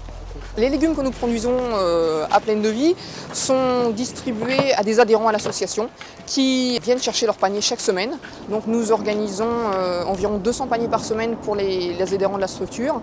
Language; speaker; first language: French; native; French